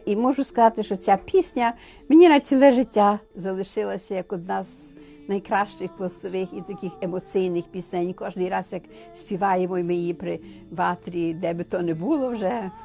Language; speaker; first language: Ukrainian; native; Ukrainian